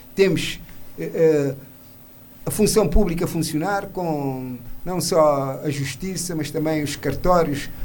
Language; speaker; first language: Portuguese; non-native, local second language; Kabuverdianu